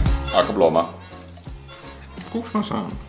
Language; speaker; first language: Estonian; native; Estonian